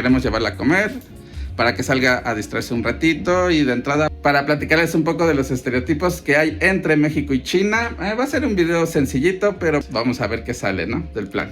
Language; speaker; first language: Spanish; native; Spanish